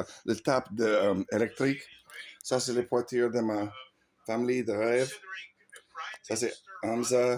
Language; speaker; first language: French; non-native, learner; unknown